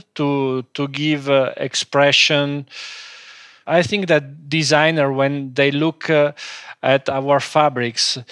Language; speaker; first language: English; non-native, fluent; Italian